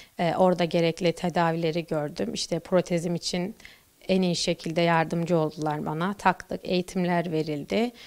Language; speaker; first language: Turkish; native; Turkish